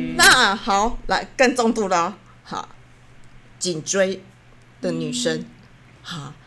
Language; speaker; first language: Chinese; native; Chinese